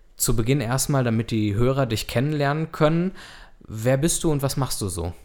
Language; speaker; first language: German; native; German